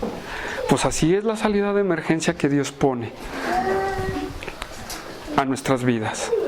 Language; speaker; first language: Spanish; native; Spanish